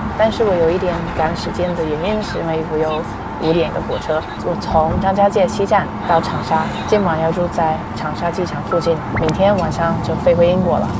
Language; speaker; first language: Chinese; non-native, fluent; English